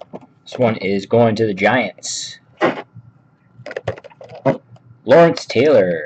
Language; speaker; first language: English; native; English